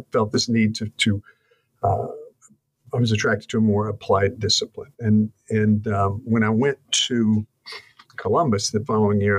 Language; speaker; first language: English; native; English